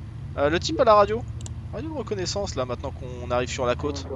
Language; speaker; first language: French; native; French